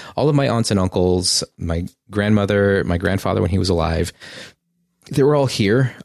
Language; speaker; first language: English; native; English